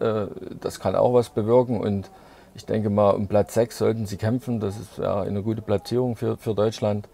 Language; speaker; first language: German; native; German